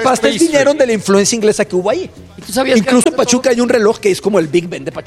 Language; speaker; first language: Spanish; native; Spanish